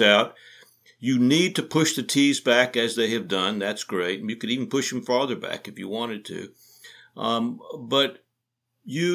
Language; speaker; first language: English; native; English